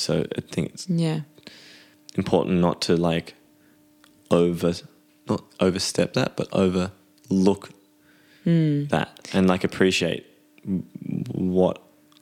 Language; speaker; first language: English; native; English